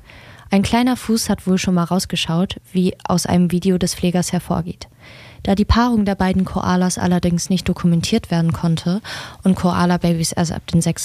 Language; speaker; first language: German; native; German